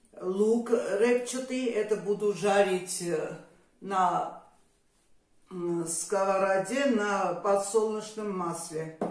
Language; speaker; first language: Russian; non-native, fluent; Armenian